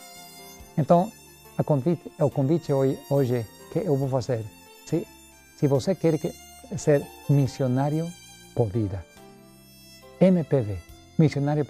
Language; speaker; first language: Portuguese; non-native, learner; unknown